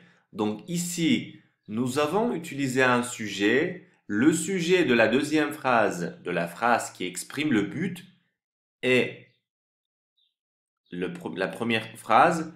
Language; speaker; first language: French; non-native, fluent; Turkish